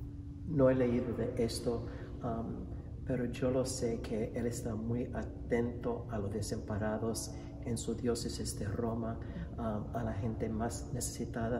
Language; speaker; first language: Spanish; non-native, fluent; English